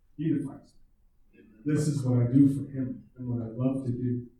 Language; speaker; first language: English; native; English